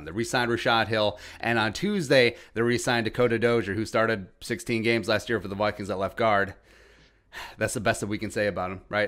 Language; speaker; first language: English; native; English